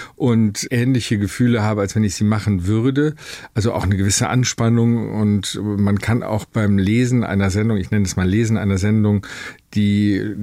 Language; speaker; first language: German; native; German